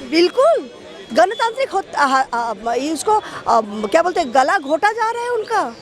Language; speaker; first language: Hindi; non-native, local second language; Bangla